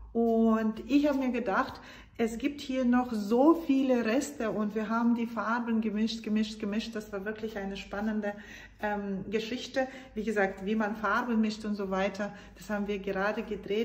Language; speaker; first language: German; non-native, fluent; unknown